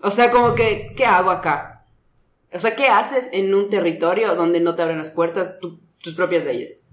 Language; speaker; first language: Spanish; native; Spanish